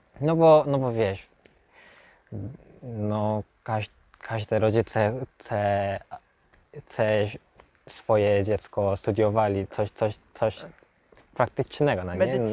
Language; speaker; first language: Polish; non-native, learner; Korean